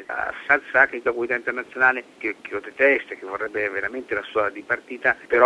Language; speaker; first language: Italian; native; Italian